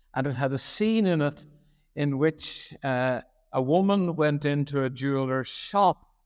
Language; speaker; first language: English; native; English